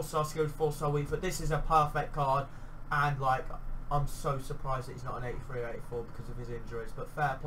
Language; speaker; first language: English; native; English